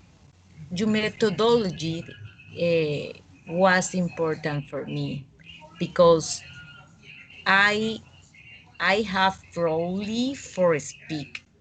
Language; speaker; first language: English; non-native, learner; Spanish